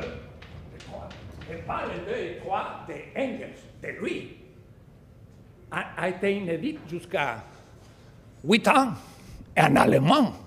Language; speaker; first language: French; non-native, fluent; Spanish